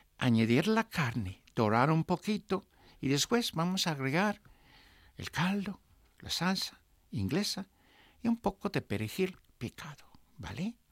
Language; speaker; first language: Spanish; non-native, fluent; English